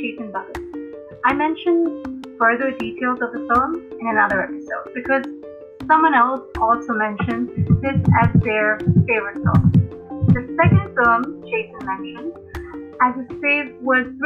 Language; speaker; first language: English; non-native, local second language; Hindi